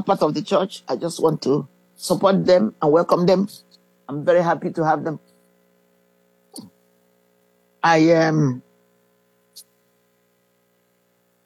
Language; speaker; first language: English; native; English